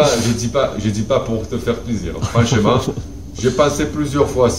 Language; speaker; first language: French; non-native, fluent; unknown